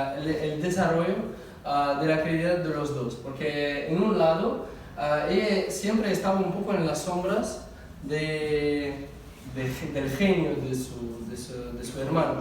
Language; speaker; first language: Spanish; non-native, fluent; Russian